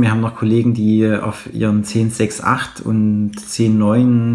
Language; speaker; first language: German; native; German